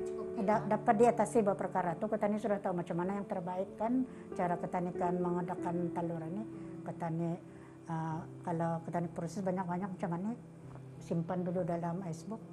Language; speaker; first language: Malay; native; Malay